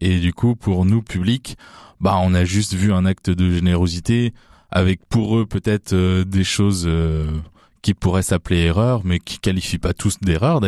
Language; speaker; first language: French; native; French